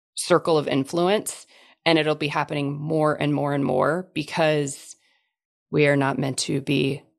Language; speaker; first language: English; native; English